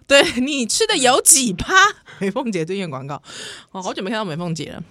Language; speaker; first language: Chinese; native; Chinese